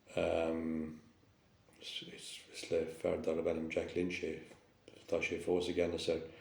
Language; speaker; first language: Irish; non-native, local second language; English